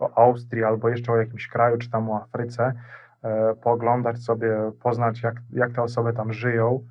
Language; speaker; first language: Polish; non-native, fluent; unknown